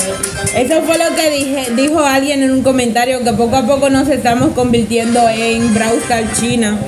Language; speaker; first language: Spanish; native; Spanish